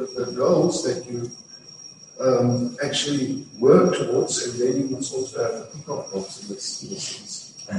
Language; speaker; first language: English; native; English